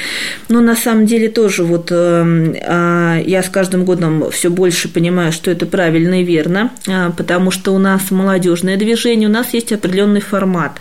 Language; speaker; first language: Russian; native; Russian